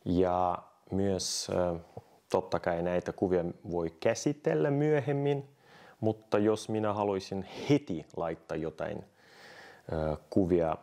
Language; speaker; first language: Finnish; non-native, fluent; Russian